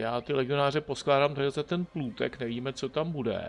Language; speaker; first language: Czech; native; Czech